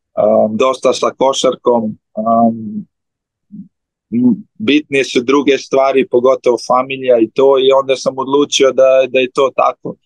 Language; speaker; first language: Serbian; early bilingual, heritage; Slovenian